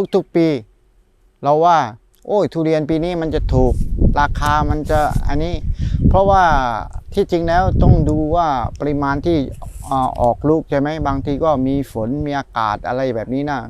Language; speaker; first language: Thai; non-native, fluent; Malay